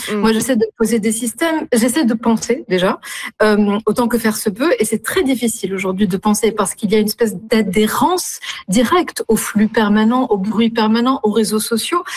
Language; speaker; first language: French; non-native, local second language; Arabic